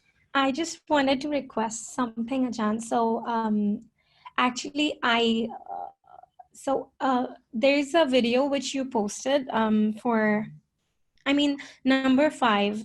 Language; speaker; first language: English; non-native, fluent; Thai